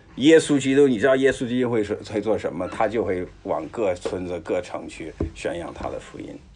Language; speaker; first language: Chinese; non-native, fluent; English